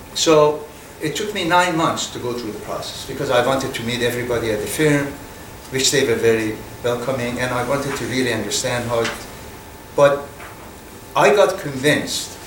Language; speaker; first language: English; non-native, fluent; Persian